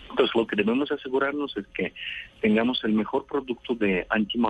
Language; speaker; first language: Spanish; non-native, fluent; Russian